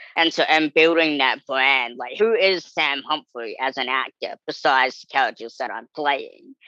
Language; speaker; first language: English; native; English